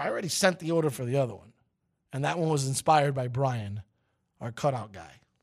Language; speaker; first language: English; early bilingual, other home language; Spanish